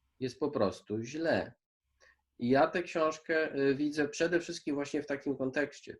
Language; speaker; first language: Polish; native; Polish